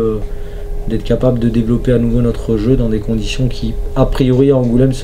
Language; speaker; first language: French; native; French